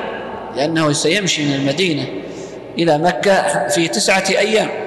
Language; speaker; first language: Arabic; native; Arabic